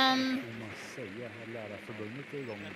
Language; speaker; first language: Swedish; native; Swedish